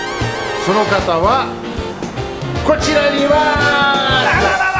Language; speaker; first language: Japanese; non-native, fluent; French